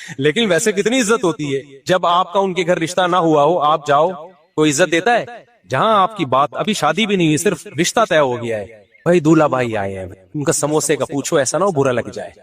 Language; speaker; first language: Urdu; native; Urdu